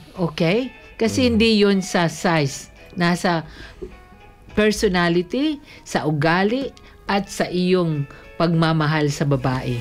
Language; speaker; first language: Filipino; native; Filipino